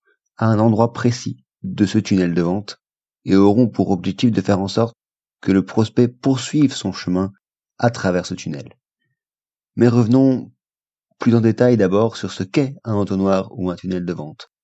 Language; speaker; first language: French; native; French